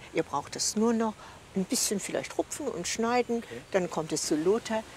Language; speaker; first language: German; native; German